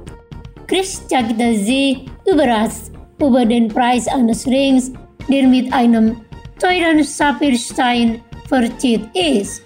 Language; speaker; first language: German; non-native, fluent; Indonesian